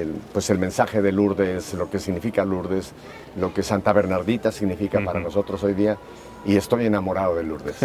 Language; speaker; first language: Spanish; native; Spanish